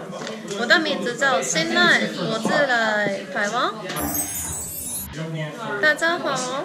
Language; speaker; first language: Chinese; non-native, learner; Japanese